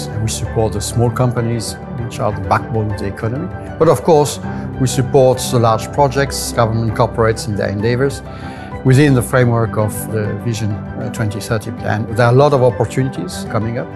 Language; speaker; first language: English; non-native, fluent; French